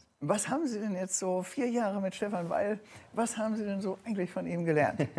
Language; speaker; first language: German; native; German